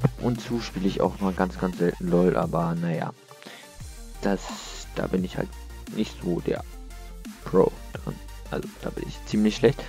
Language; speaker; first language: German; native; German